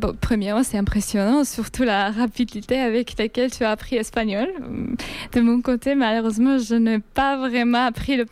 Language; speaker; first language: French; non-native, fluent; Georgian